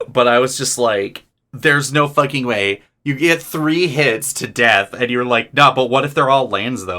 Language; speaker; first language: English; native; English